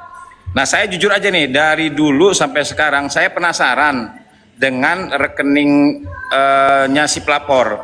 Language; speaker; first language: Indonesian; native; Indonesian